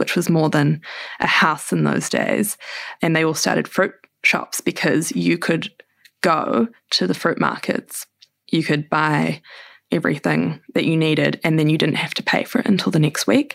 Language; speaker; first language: English; native; English